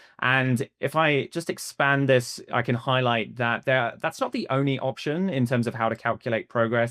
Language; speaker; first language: English; native; English